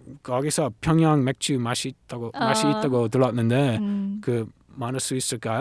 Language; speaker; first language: Korean; non-native, learner; English